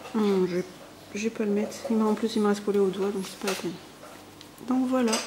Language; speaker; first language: French; native; French